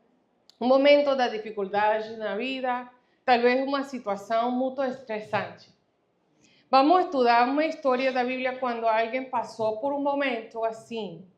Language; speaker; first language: Portuguese; non-native, fluent; Spanish